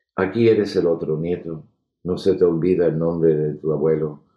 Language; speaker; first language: Spanish; early bilingual, heritage; Spanish